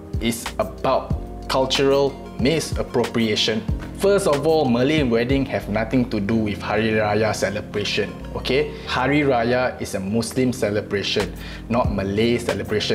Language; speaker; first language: English; non-native, local second language; Malay